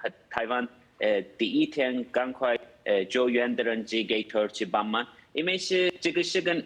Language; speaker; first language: Chinese; non-native, fluent; Turkish